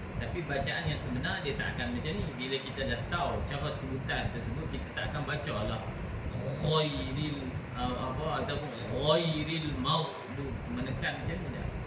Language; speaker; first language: Malay; native; Malay